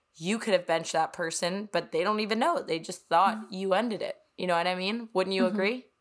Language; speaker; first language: English; non-native, fluent; Danish